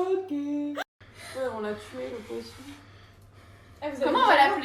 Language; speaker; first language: French; native; French